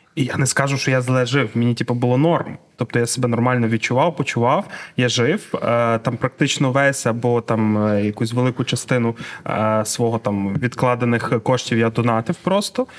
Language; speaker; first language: Ukrainian; native; Ukrainian